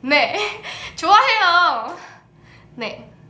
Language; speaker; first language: Korean; early bilingual, heritage; English